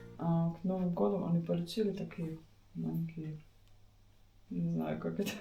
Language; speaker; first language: Russian; non-native, learner; German